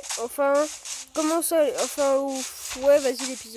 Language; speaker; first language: French; native; French